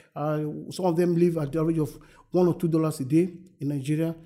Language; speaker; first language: English; non-native, local second language; Yoruba